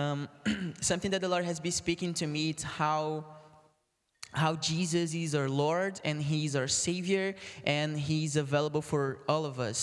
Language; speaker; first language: English; non-native, fluent; Portuguese